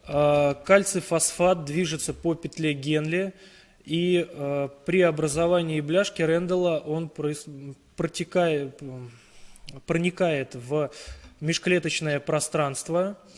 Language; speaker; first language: Russian; native; Russian